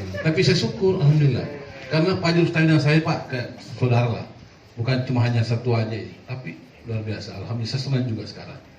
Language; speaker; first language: Indonesian; non-native, local second language; Buginese